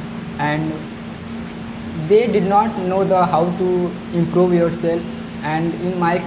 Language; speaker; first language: English; non-native, learner; Hindi